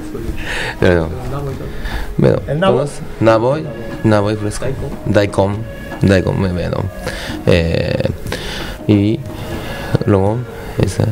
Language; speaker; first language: Spanish; non-native, learner; Japanese